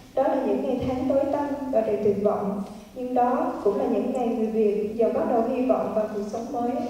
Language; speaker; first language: Vietnamese; early bilingual, heritage; Vietnamese